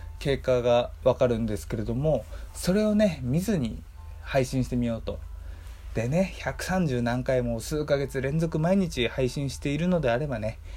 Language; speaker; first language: Japanese; native; Japanese